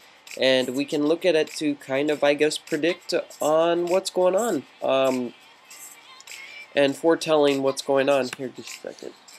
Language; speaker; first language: English; native; English